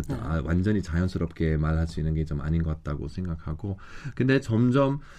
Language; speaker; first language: Korean; non-native, fluent; German